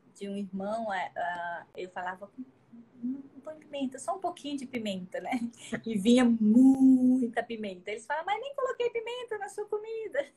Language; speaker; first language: Portuguese; native; Portuguese